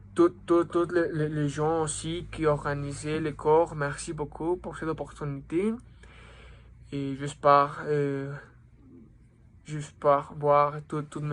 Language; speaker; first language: French; non-native, learner; Spanish